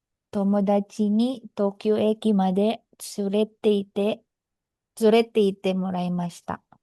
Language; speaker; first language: Japanese; non-native, learner; Filipino